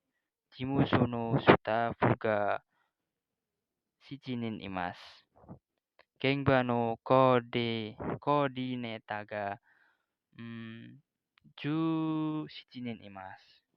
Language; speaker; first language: Japanese; non-native, learner; Indonesian